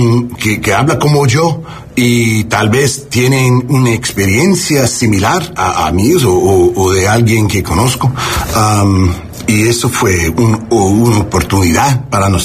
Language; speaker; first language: Spanish; non-native, learner; English